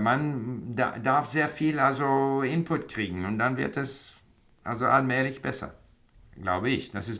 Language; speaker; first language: German; non-native, fluent; English